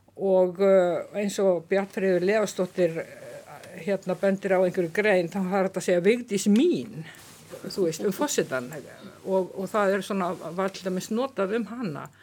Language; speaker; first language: Icelandic; native; Icelandic